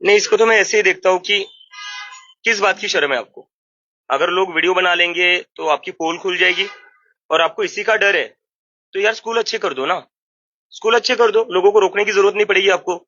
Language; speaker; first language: Hindi; non-native, local second language; Marathi